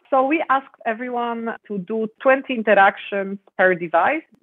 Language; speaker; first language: English; non-native, fluent; Polish